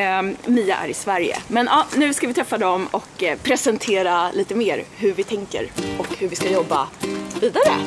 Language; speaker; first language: Swedish; native; Swedish